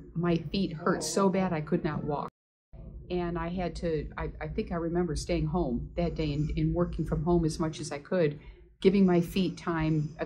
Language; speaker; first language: English; native; English